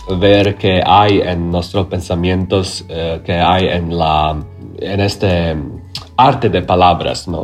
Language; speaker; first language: Spanish; non-native, learner; Croatian